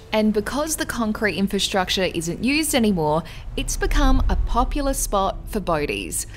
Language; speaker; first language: English; native; English